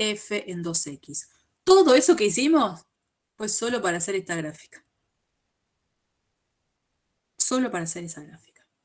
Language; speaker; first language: Spanish; native; Spanish